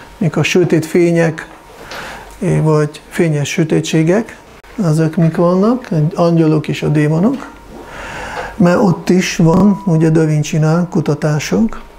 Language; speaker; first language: Hungarian; non-native, fluent; Russian